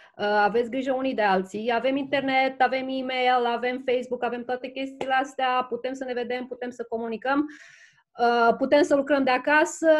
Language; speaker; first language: Romanian; native; Romanian